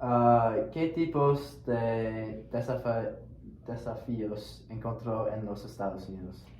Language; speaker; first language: Spanish; non-native, learner; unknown